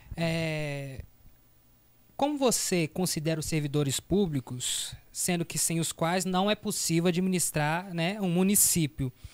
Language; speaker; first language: Portuguese; native; Portuguese